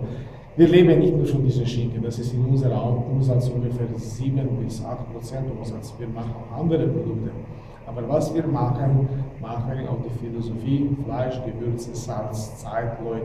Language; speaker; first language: German; non-native, fluent; Slovenian